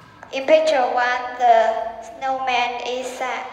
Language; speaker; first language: English; non-native, learner; Vietnamese